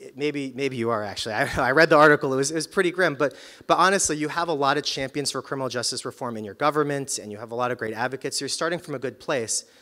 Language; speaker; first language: English; native; English